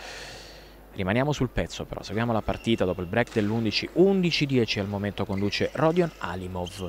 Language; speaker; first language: Italian; native; Italian